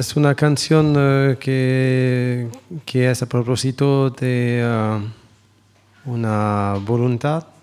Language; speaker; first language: Spanish; non-native, learner; French